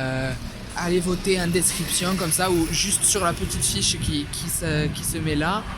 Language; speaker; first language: French; native; French